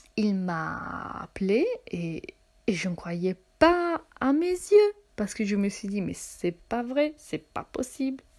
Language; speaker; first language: French; non-native, fluent; Italian